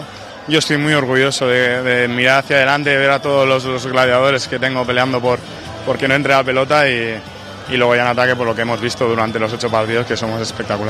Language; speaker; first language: Spanish; native; Spanish